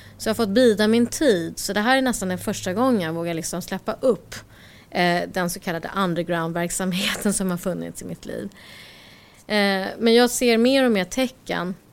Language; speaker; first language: Swedish; early bilingual, other home language; Korean